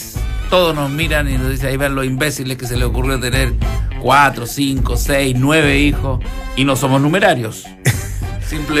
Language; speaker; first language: Spanish; native; Spanish